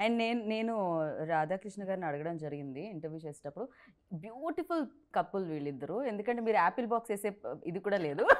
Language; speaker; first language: Telugu; native; Telugu